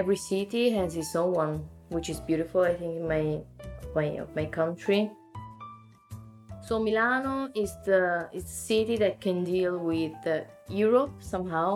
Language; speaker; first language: English; non-native, fluent; Italian